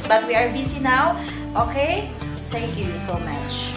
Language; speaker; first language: English; non-native, local second language; Filipino